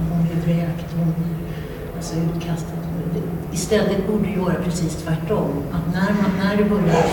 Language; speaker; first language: Swedish; native; Swedish